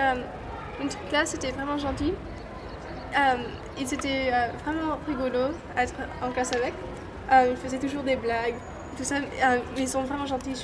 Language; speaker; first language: French; non-native, fluent; English